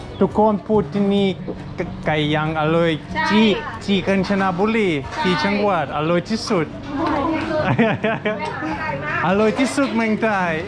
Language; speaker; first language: Thai; non-native, learner; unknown